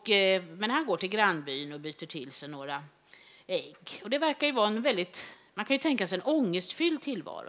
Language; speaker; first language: Swedish; native; Swedish